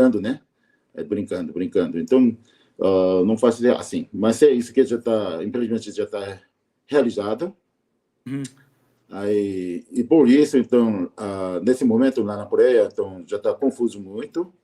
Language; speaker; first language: Portuguese; non-native, learner; Korean